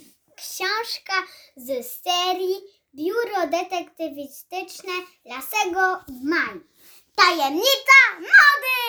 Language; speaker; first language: Polish; early bilingual, heritage; Polish